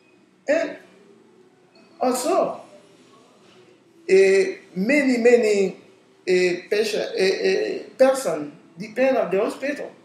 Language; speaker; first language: English; non-native, learner; Haitian Creole